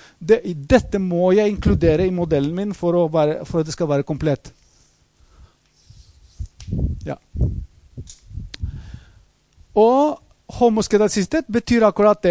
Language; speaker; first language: Norwegian; non-native, fluent; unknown